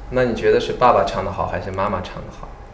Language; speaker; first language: Chinese; native; Chinese